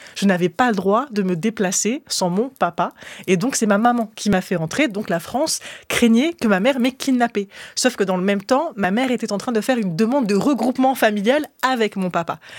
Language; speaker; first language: French; early bilingual, other home language; Arabic